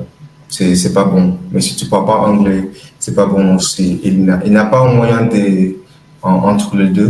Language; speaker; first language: French; non-native, learner; English